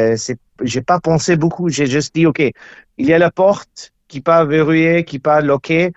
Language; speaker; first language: French; non-native, learner; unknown